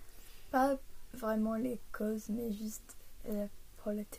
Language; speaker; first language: French; early bilingual, heritage; English